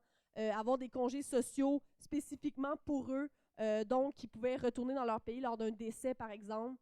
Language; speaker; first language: French; native; French